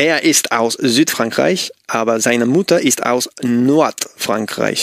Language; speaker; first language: German; non-native, learner; Spanish